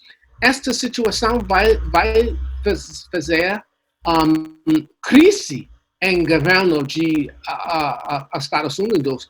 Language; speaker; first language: Portuguese; non-native, learner; English